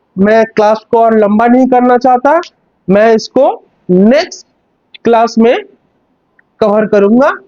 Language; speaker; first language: Hindi; non-native, local second language; Bangla